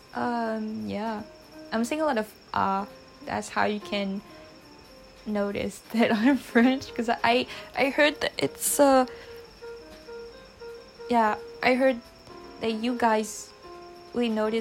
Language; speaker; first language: English; non-native, fluent; French